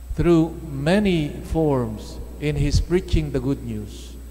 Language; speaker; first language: English; non-native, local second language; Filipino